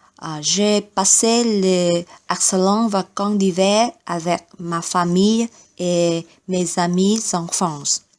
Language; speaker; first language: French; non-native, learner; Vietnamese